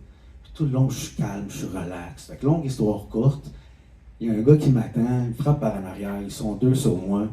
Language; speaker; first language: French; native; French